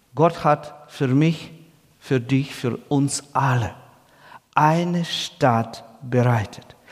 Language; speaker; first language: German; non-native, fluent; Russian